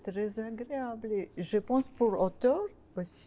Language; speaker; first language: French; non-native, learner; Russian